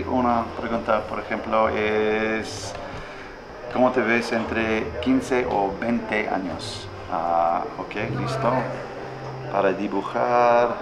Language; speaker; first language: Spanish; non-native, learner; English